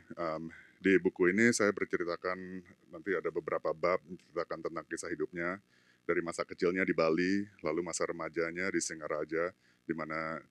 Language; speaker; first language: Indonesian; native; Indonesian